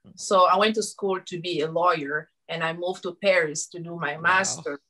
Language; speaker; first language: English; non-native, fluent; Susu